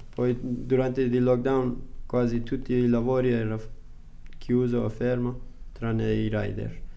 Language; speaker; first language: Italian; non-native, learner; Persian